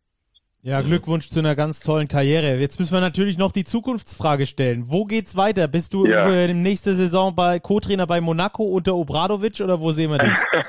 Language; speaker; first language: German; native; German